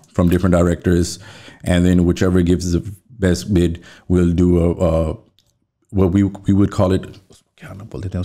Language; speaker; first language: English; native; English